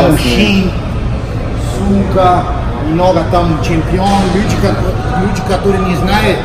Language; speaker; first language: Russian; non-native, learner; Portuguese